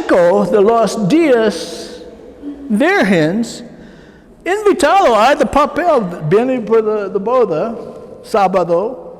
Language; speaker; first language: Spanish; non-native, learner; English